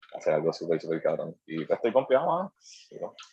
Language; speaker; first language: Spanish; native; Spanish